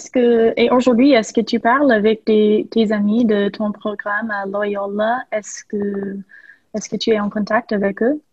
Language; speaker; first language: French; non-native, fluent; English